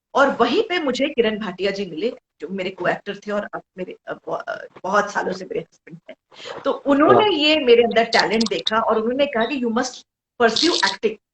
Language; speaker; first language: Hindi; non-native, local second language; Bangla